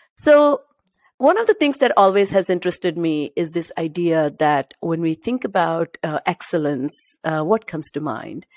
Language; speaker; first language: English; non-native, local second language; Marathi